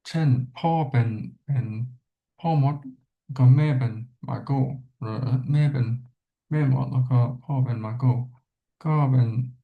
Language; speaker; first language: Thai; non-native, learner; English